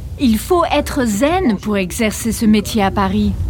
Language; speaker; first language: French; native; French